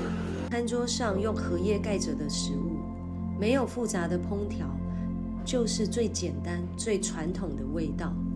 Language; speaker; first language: Chinese; native; Chinese